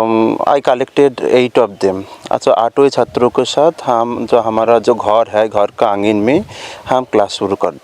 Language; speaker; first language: Hindi; non-native, local second language; Bangla